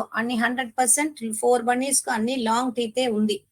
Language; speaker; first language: Telugu; non-native, learner; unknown